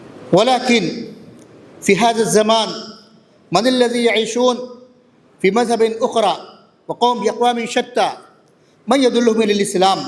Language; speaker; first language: Arabic; non-native, learner; Urdu